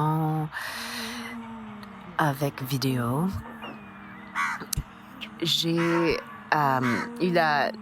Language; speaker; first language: French; non-native, fluent; English